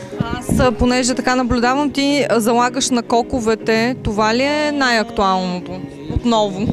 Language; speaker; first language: Bulgarian; native; Bulgarian